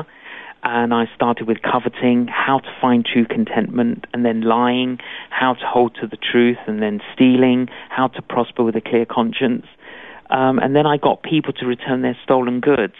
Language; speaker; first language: English; native; English